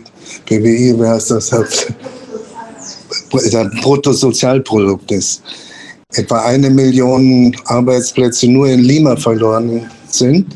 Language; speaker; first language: German; non-native, fluent; Spanish